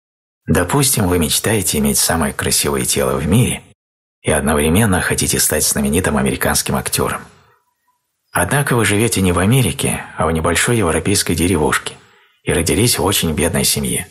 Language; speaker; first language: Russian; native; Russian